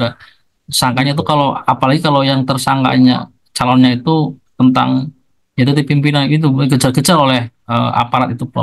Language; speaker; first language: Indonesian; native; Indonesian